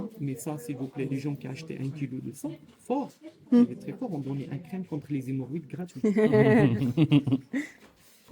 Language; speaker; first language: French; non-native, local second language; Arabic